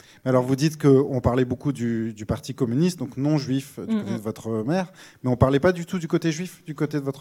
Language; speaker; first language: French; native; French